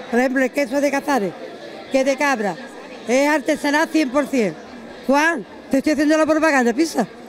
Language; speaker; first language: Spanish; native; Spanish